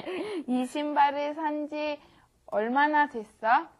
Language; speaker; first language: Korean; non-native, learner; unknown